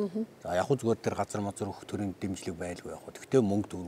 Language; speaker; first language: Mongolian; native; Mongolian